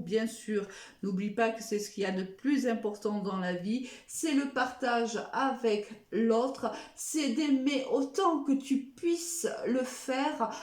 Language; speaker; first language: French; native; French